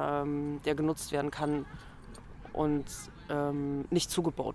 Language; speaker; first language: German; native; German